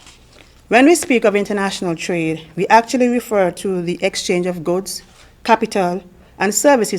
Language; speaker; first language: English; native; English